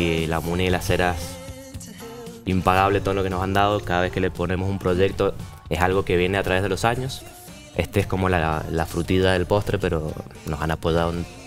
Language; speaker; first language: Spanish; native; Spanish